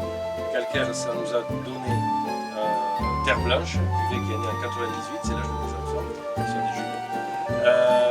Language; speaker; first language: French; native; French